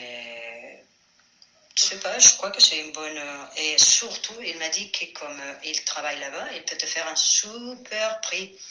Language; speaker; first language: French; non-native, fluent; Spanish